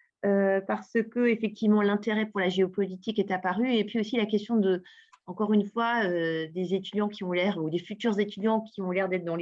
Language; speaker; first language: French; native; French